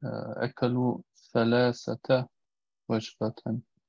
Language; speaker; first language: Arabic; non-native, learner; German